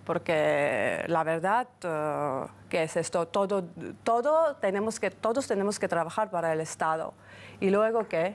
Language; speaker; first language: Spanish; non-native, fluent; Georgian